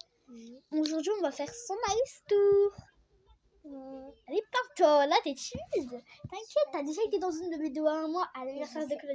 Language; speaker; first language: French; native; French